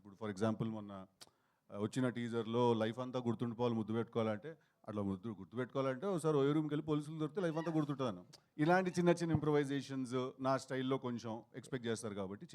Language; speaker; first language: Telugu; native; Telugu